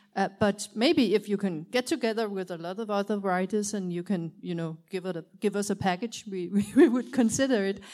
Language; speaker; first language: English; non-native, fluent; Danish